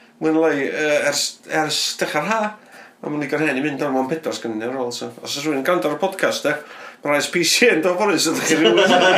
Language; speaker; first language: Welsh; native; Welsh